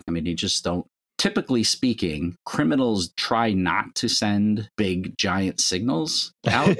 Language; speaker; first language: English; native; English